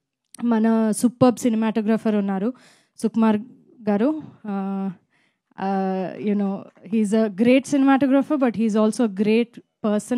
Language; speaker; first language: Telugu; non-native, fluent; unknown